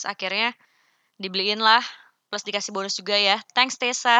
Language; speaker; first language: Indonesian; native; Indonesian